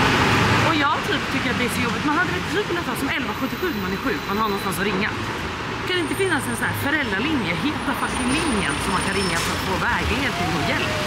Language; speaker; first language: Swedish; native; Swedish